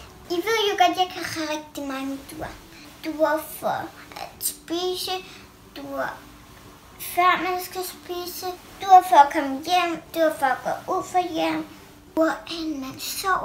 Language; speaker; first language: Danish; early bilingual, other home language; Urdu